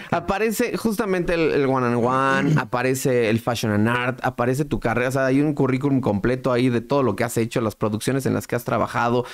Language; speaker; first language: Spanish; native; Spanish